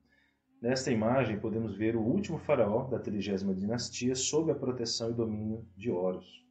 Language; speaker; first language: Portuguese; native; Portuguese